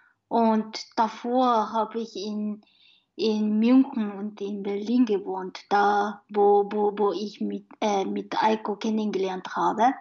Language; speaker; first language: German; non-native, learner; Japanese